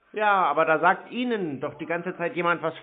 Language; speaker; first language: German; native; German